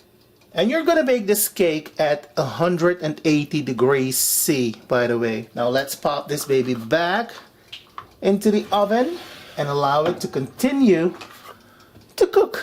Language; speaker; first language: English; non-native, fluent; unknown